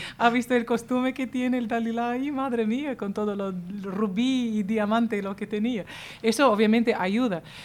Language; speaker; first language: Spanish; non-native, fluent; Latvian